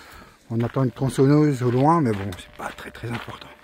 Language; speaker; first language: French; native; French